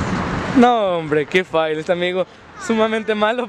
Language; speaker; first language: Spanish; native; Spanish